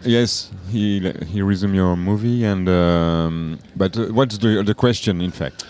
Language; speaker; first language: English; non-native, learner; French